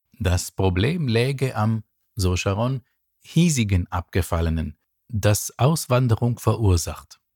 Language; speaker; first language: German; non-native, fluent; Hebrew